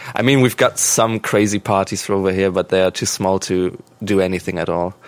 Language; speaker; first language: English; non-native, fluent; German